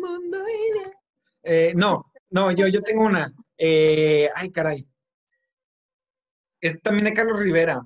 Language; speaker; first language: Spanish; native; Spanish